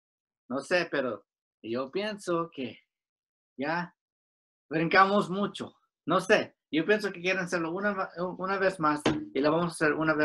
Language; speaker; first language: Spanish; early bilingual, heritage; Spanish